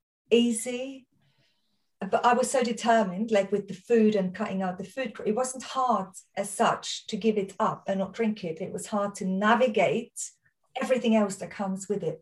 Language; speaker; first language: English; non-native, fluent; German